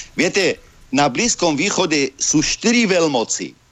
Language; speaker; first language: Slovak; non-native, fluent; Arabic